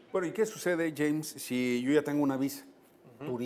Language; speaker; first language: Spanish; native; Spanish